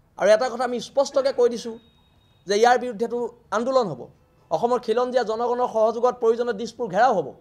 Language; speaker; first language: Assamese; native; Assamese